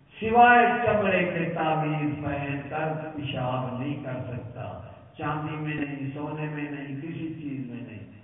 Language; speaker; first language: Urdu; non-native, local second language; Punjabi